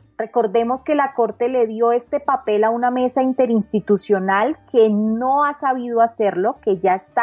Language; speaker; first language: Spanish; native; Spanish